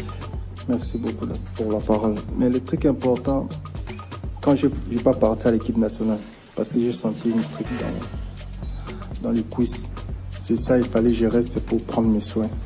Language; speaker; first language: French; non-native, local second language; Lingala